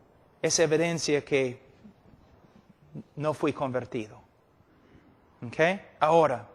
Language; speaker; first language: Spanish; non-native, fluent; English